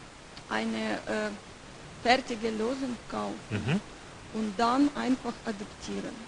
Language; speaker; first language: German; non-native, learner; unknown